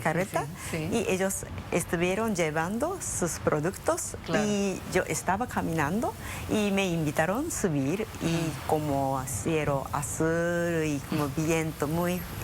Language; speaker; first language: Spanish; non-native, fluent; Japanese